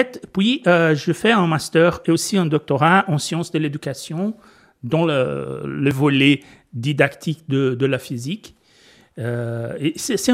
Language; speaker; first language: French; non-native, fluent; Portuguese